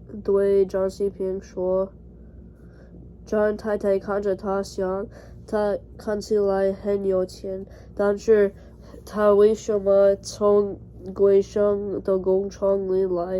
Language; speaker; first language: Chinese; non-native, learner; English